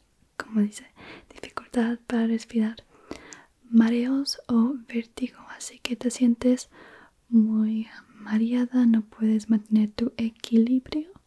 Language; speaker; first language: Spanish; early bilingual, heritage; Spanish